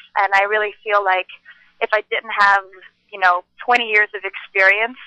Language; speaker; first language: English; native; English